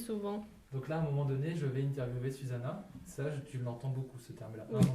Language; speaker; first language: French; native; French